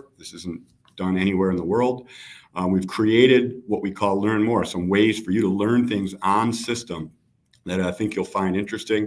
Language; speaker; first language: English; native; English